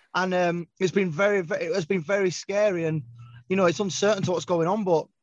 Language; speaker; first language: English; native; English